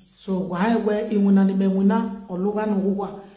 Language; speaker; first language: English; non-native, local second language; Bini